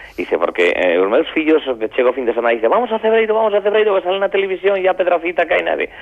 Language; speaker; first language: Galician; native; Galician